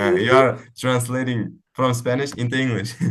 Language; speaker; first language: English; non-native, fluent; Uzbek